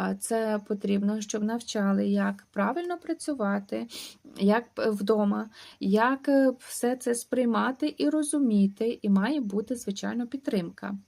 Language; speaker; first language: Ukrainian; native; Ukrainian